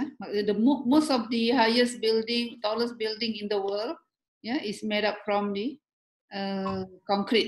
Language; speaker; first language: English; non-native, local second language; Malay